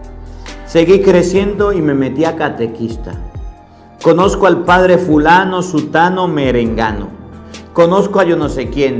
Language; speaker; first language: Spanish; native; Spanish